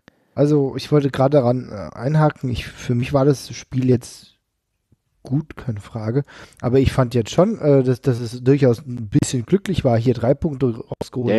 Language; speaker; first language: German; native; German